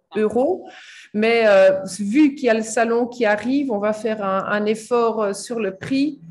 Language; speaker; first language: French; native; French